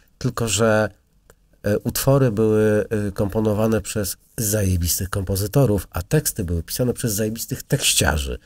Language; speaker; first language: Polish; native; Polish